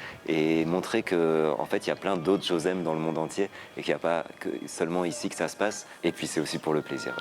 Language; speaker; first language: French; native; French